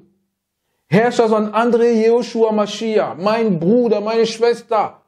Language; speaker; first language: German; non-native, fluent; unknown